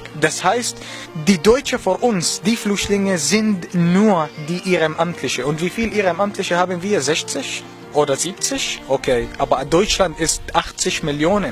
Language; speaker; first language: German; non-native, learner; Arabic